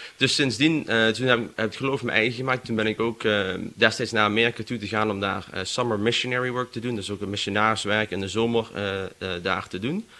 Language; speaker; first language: Dutch; native; Dutch